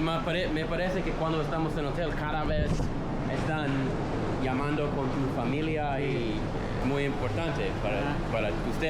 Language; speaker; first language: Spanish; non-native, learner; English